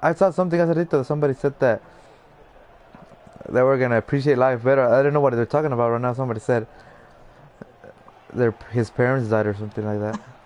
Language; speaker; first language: English; early bilingual, other home language; Spanish